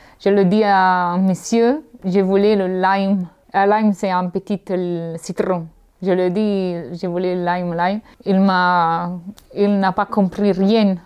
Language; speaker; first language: French; non-native, learner; Italian